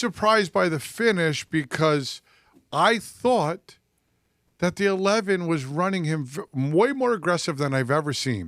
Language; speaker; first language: English; native; English